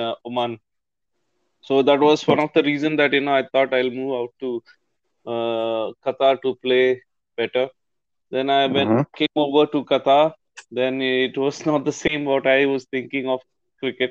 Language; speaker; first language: English; non-native, local second language; Tamil